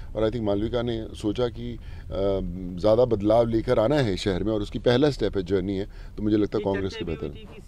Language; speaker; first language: Hindi; native; Hindi